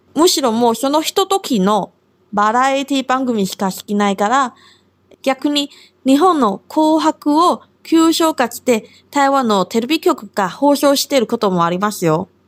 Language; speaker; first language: Japanese; non-native, fluent; Chinese